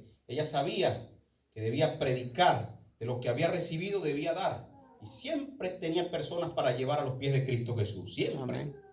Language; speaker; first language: Spanish; native; Spanish